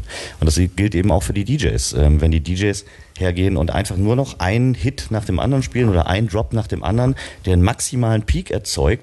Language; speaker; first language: German; native; German